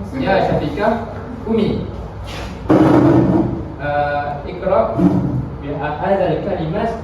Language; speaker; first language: Arabic; non-native, learner; Malay